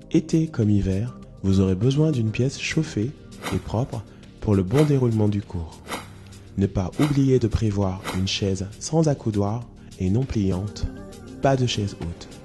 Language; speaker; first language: French; native; French